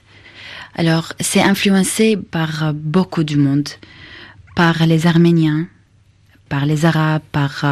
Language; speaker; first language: French; non-native, fluent; Arabic